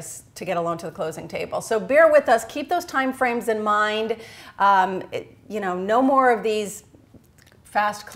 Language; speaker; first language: English; native; English